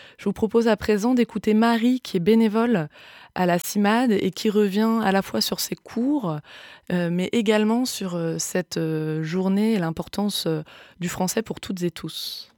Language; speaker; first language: French; native; French